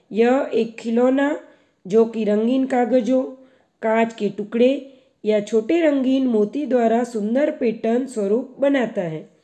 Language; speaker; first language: Hindi; non-native, local second language; Gujarati